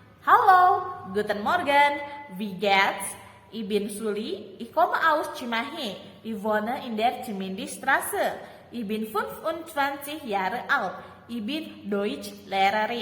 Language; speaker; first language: German; non-native, fluent; Indonesian